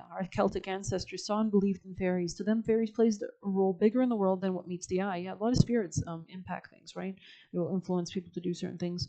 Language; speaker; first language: English; native; English